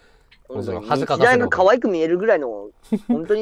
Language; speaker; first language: Japanese; native; Japanese